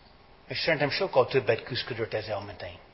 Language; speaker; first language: Hungarian; non-native, fluent; English